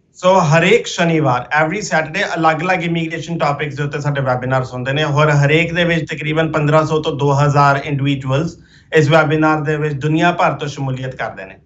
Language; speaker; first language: Punjabi; early bilingual, heritage; Punjabi